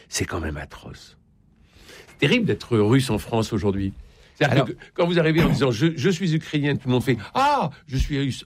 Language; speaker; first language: French; native; French